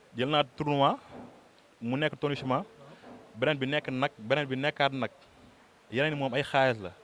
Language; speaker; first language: Wolof; native; Wolof